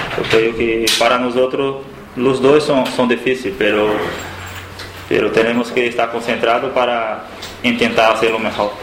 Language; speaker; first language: Spanish; non-native, learner; Portuguese